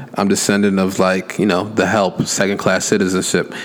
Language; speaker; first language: English; native; English